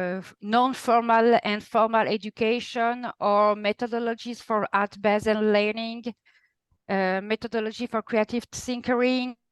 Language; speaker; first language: English; non-native, fluent; Italian